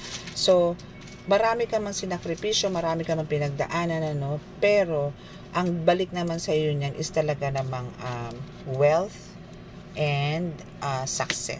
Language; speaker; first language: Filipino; native; Filipino